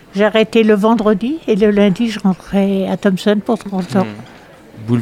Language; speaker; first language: French; native; French